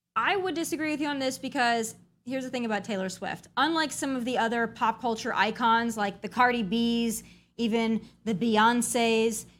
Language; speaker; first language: English; native; English